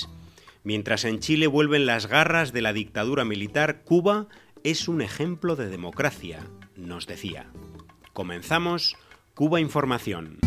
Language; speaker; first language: Spanish; native; Spanish